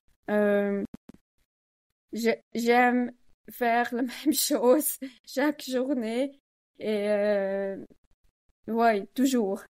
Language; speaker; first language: French; non-native, learner; Swiss German